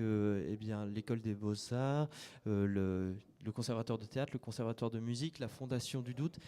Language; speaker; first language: French; native; French